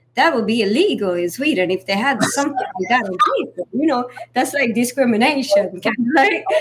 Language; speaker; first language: English; non-native, fluent; Swedish